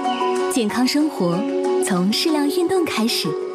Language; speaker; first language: Chinese; native; Chinese